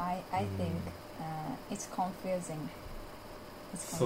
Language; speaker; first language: English; non-native, learner; Japanese